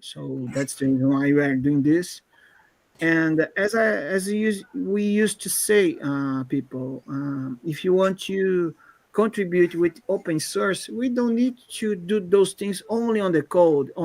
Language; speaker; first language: English; non-native, fluent; Portuguese